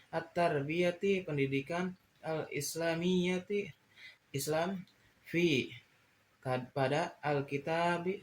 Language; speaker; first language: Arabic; non-native, learner; Indonesian